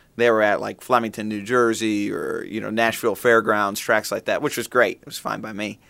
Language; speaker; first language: English; native; English